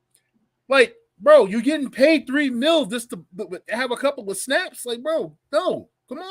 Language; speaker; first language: English; native; English